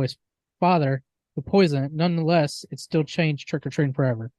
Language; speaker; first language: English; native; English